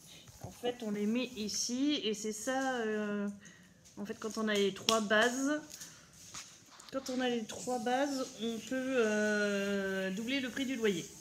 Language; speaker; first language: French; native; French